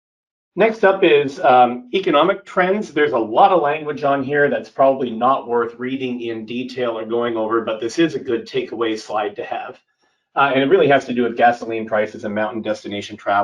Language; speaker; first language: English; native; English